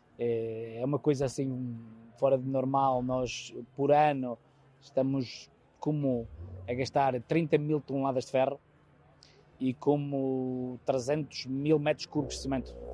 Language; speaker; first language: Portuguese; native; Portuguese